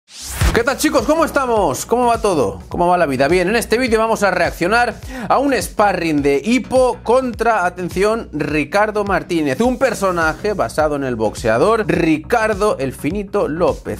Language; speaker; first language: Spanish; native; Spanish